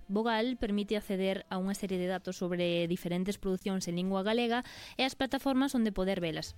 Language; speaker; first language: Galician; native; Galician